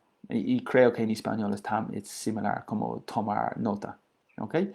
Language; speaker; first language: Spanish; non-native, learner; English